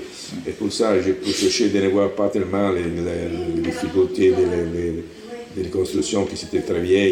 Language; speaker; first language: French; non-native, learner; Italian